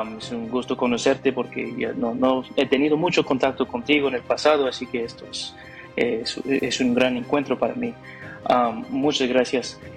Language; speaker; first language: Spanish; non-native, fluent; English